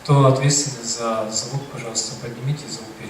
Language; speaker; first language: Russian; native; Russian